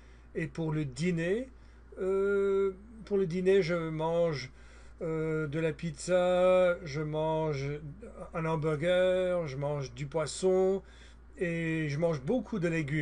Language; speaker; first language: French; non-native, learner; English